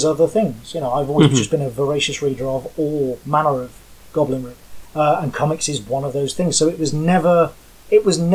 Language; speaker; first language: English; native; English